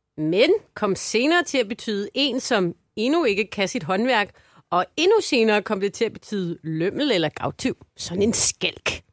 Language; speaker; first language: Danish; native; Danish